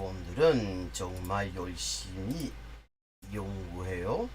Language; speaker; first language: Korean; non-native, learner; English